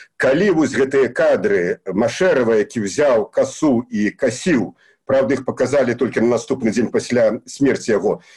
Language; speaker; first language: Belarusian; native; Belarusian